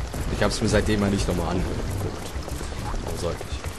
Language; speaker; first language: German; native; German